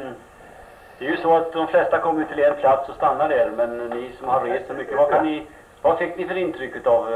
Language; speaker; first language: Swedish; native; Swedish